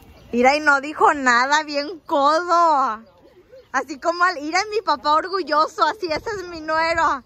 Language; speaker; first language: Spanish; early bilingual, heritage; Spanish